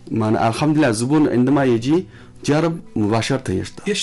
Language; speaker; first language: Arabic; non-native, learner; Chinese